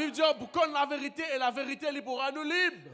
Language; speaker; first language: French; non-native, local second language; Morisyen